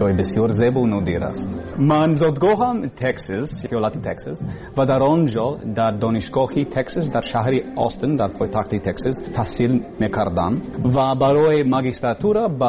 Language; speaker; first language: Persian; non-native, learner; English